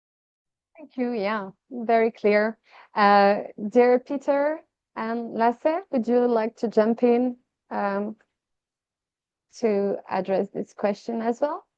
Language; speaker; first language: English; non-native, fluent; French